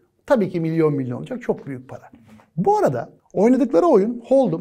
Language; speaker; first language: Turkish; native; Turkish